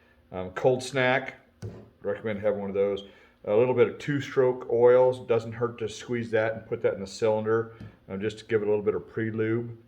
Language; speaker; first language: English; native; English